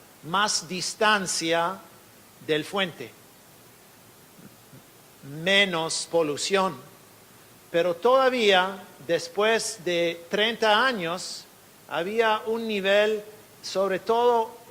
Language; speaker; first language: Spanish; non-native, fluent; English